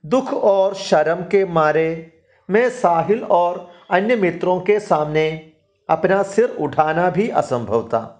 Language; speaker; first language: Hindi; non-native, local second language; Malayalam